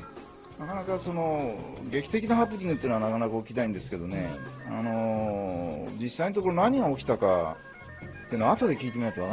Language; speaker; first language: Japanese; native; Japanese